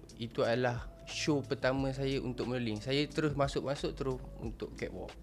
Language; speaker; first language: Malay; native; Malay